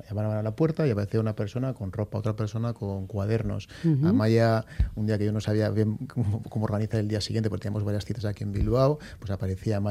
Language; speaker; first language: Spanish; native; Spanish